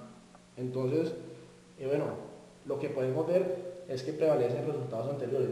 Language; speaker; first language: Spanish; native; Spanish